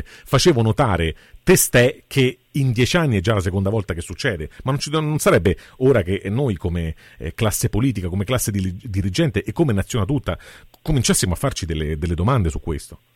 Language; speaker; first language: Italian; native; Italian